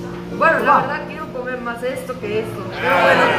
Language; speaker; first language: Spanish; early bilingual, other home language; Korean